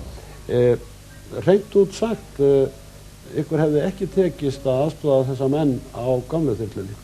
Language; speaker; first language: Icelandic; native; Icelandic